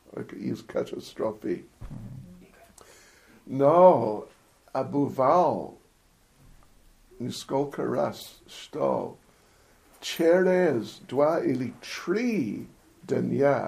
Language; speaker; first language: Russian; non-native, fluent; English